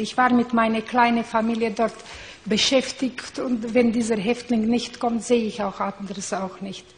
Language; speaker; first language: German; non-native, learner; Hungarian